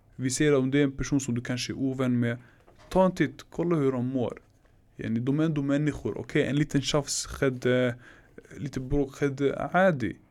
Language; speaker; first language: Swedish; early bilingual, other home language; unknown